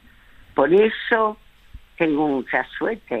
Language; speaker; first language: Spanish; non-native, fluent; French